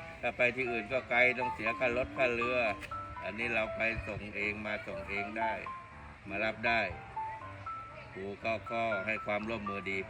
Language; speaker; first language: Thai; native; Thai